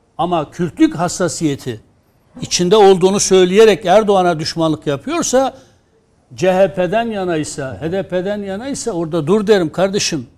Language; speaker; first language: Turkish; non-native, local second language; Kurdish